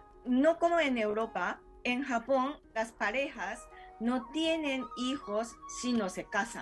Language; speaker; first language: Spanish; non-native, fluent; Japanese